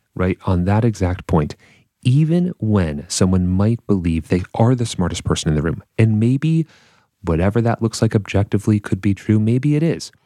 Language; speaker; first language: English; native; English